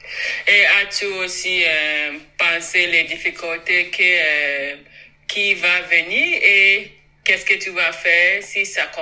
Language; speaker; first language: French; non-native, learner; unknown